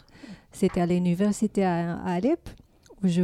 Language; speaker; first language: French; non-native, learner; Arabic